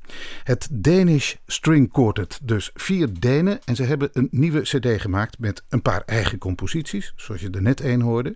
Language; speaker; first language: Dutch; native; Dutch